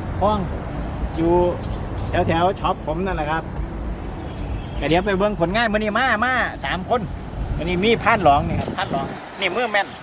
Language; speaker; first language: Thai; non-native, local second language; Northeastern Thai